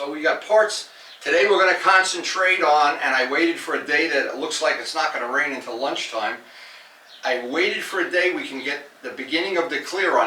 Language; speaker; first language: English; native; English